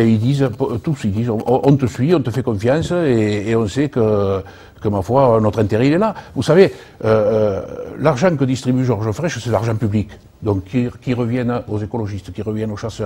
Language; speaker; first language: French; native; French